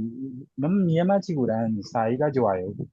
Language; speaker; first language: Korean; non-native, learner; Burmese